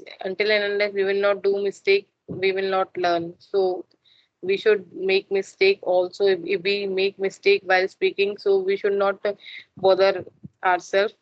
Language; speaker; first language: English; non-native, learner; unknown